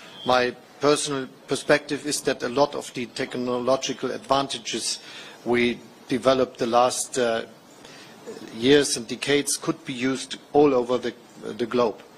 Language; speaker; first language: English; non-native, fluent; German